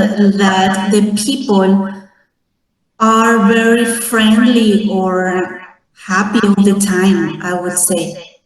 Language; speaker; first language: English; non-native, fluent; Spanish